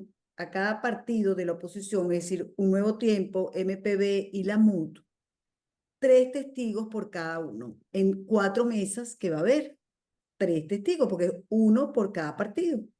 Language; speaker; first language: Spanish; native; Spanish